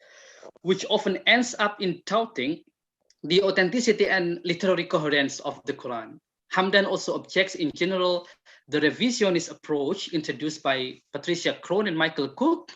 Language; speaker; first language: English; non-native, fluent; Indonesian